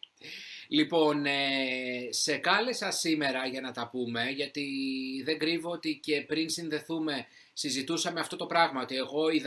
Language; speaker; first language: Greek; native; Greek